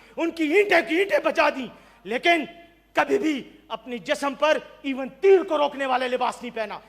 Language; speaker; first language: Urdu; non-native, local second language; Pashto